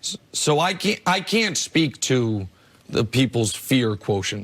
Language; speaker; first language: English; native; English